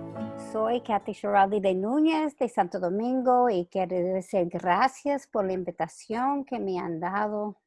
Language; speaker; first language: Spanish; non-native, fluent; English